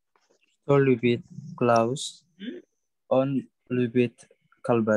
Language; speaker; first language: Russian; non-native, learner; Indonesian